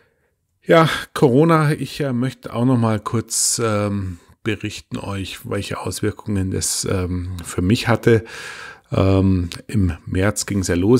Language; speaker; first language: German; native; German